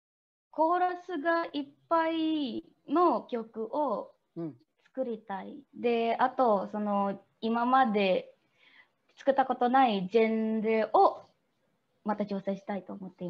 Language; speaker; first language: Japanese; non-native, learner; Indonesian